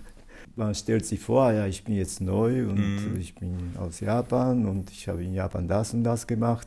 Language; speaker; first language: German; non-native, fluent; Japanese